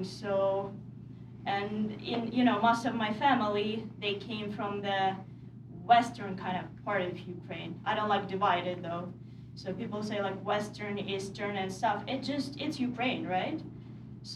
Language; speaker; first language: English; non-native, fluent; Ukrainian